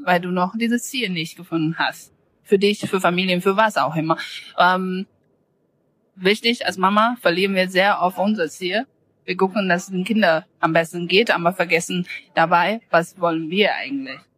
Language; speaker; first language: German; non-native, fluent; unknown